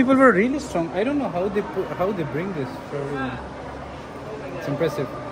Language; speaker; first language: English; non-native, learner; Hindi